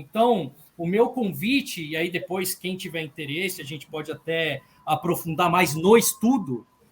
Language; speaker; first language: Portuguese; native; Portuguese